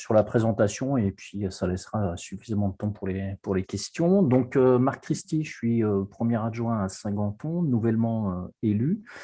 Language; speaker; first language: French; native; French